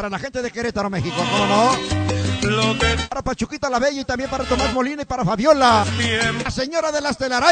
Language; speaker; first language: Spanish; native; Spanish